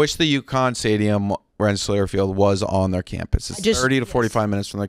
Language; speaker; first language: English; native; English